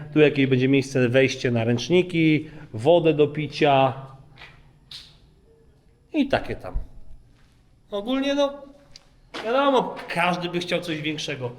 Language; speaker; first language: Polish; native; Polish